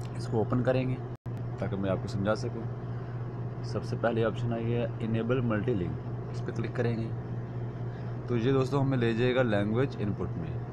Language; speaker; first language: Urdu; native; Urdu